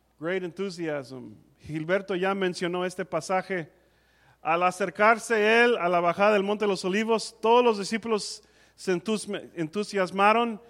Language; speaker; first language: Spanish; non-native, fluent; English